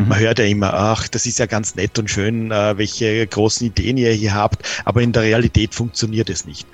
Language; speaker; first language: German; native; German